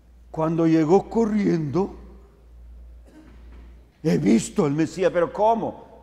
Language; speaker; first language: Spanish; early bilingual, heritage; Spanish